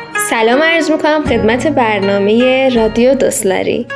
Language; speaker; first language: Persian; native; Persian